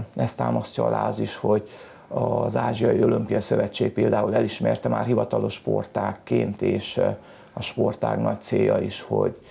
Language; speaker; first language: Hungarian; native; Hungarian